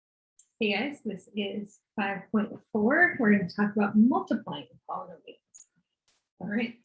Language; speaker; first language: English; native; English